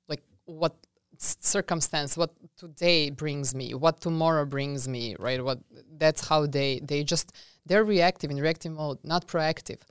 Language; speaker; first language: English; non-native, fluent; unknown